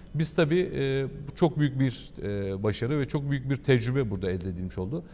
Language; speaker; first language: Turkish; native; Turkish